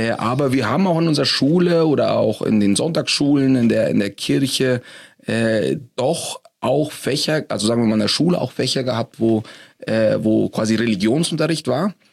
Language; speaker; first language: German; early bilingual, heritage; German